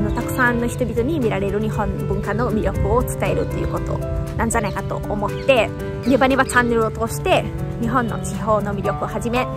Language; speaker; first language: Japanese; non-native, fluent; Italian